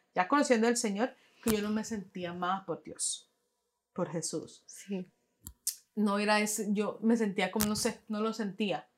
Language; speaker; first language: Spanish; early bilingual, heritage; Spanish